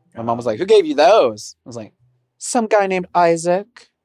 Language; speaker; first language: English; native; English